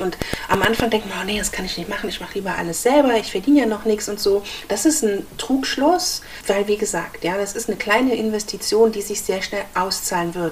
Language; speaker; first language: German; native; German